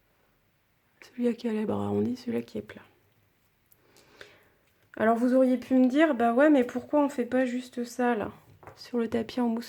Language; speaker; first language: French; native; French